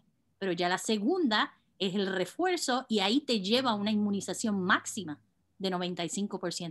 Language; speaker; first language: Spanish; native; Spanish